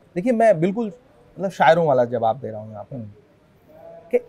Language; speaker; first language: Hindi; native; Hindi